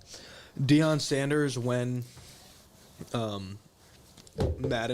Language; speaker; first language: English; native; English